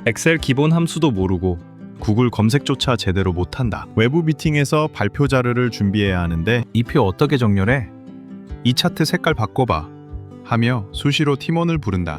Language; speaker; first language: Korean; native; Korean